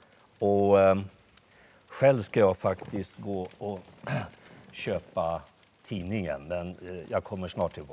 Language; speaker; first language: Swedish; native; Swedish